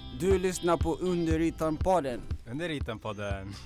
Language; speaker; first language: Swedish; native; Swedish